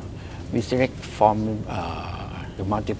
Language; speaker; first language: English; non-native, learner; Thai